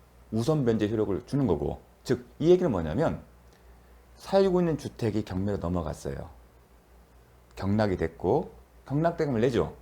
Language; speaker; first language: Korean; native; Korean